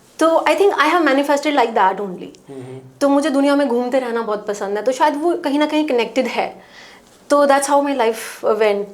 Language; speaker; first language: Hindi; non-native, local second language; Punjabi